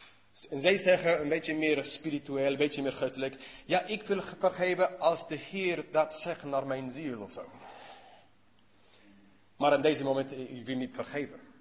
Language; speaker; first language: Dutch; non-native, learner; English